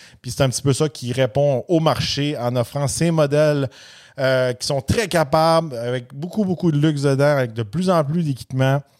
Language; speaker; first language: French; native; French